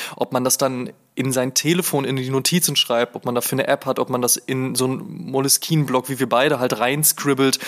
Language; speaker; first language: German; native; German